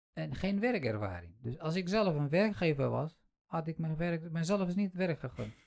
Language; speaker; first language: Dutch; non-native, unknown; Kurdish